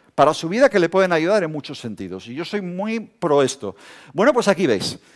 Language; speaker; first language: Spanish; native; Spanish